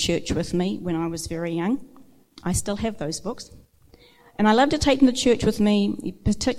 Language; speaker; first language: English; native; English